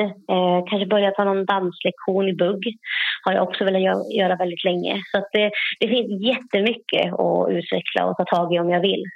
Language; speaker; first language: Swedish; native; Swedish